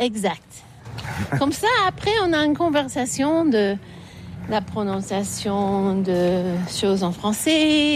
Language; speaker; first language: French; non-native, fluent; English